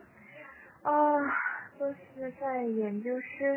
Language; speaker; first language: Chinese; non-native, learner; Korean